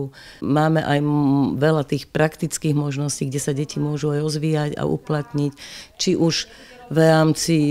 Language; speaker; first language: Slovak; native; Slovak